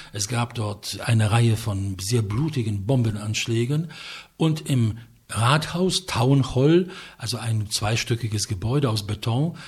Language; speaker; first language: German; non-native, fluent; Polish